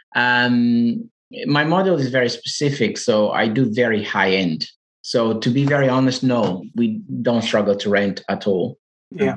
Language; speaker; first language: English; non-native, fluent; Portuguese